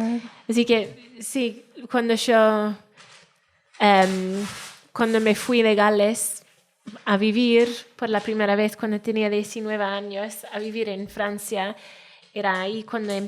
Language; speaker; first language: Spanish; non-native, learner; Welsh